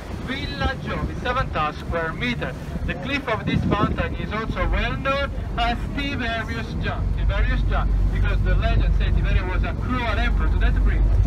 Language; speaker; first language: English; non-native, fluent; Italian